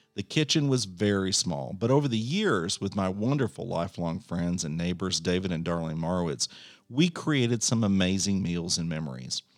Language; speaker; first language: English; native; English